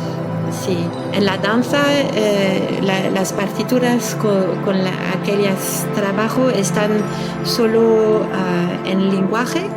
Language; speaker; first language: Spanish; non-native, fluent; French